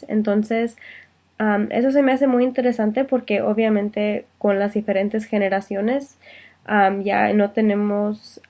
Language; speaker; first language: Spanish; early bilingual, heritage; Spanish